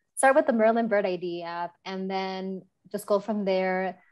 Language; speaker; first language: English; native; English